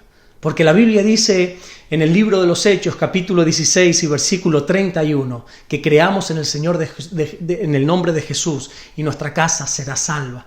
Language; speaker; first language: Spanish; native; Spanish